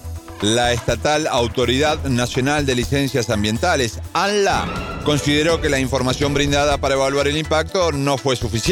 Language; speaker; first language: Spanish; native; Spanish